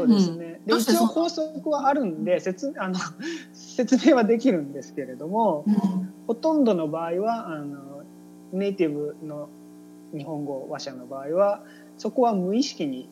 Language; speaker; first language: Japanese; native; Japanese